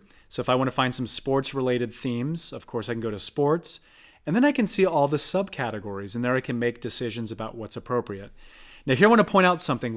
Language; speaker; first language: English; native; English